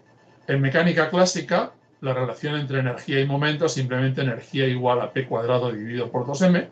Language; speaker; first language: Spanish; native; Spanish